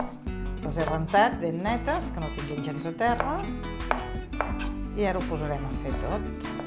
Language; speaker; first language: Catalan; native; Catalan